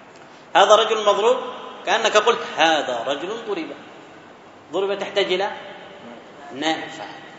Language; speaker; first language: Arabic; native; Arabic